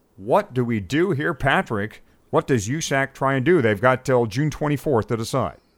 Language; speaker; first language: English; native; English